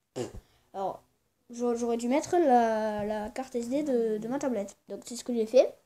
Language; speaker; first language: French; native; French